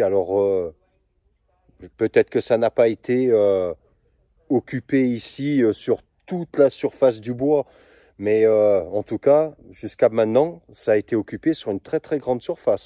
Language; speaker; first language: French; native; French